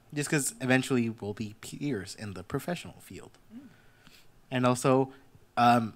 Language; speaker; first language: English; early bilingual, other home language; Spanish